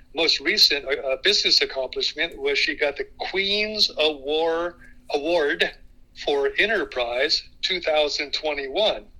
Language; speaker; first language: English; native; English